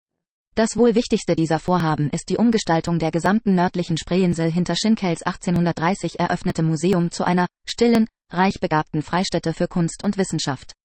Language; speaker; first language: German; native; German